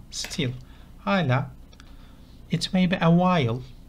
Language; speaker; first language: English; non-native, fluent; Turkish